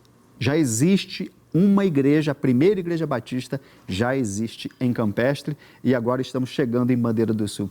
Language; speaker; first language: Portuguese; native; Portuguese